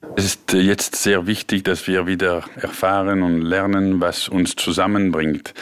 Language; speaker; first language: German; non-native, local second language; French